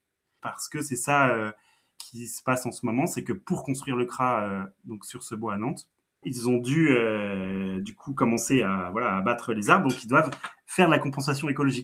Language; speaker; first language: French; native; French